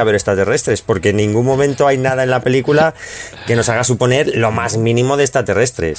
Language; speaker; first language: Spanish; native; Spanish